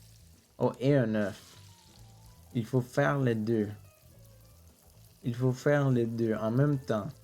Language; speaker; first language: French; non-native, local second language; English